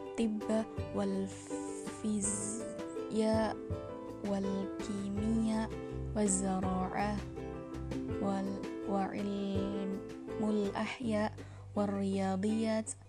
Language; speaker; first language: Arabic; non-native, learner; Indonesian